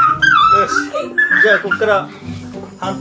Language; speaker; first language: Japanese; native; Japanese